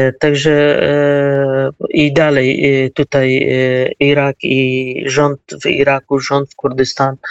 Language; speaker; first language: Polish; non-native, learner; Kurdish